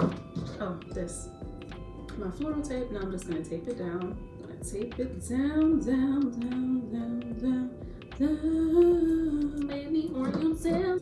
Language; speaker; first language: English; native; English